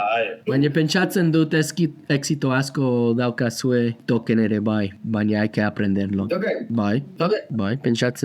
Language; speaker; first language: Basque; non-native, learner; English